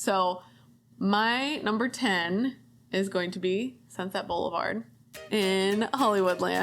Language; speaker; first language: English; native; English